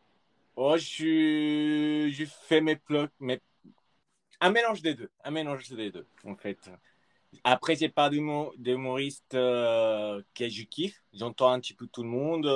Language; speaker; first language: French; early bilingual, other home language; Spanish